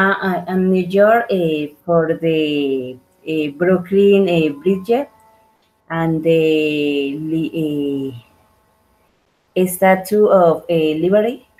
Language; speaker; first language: English; non-native, learner; Spanish